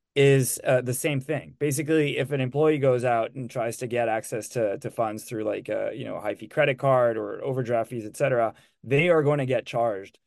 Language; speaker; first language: English; non-native, fluent; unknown